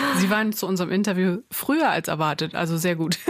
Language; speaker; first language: German; native; German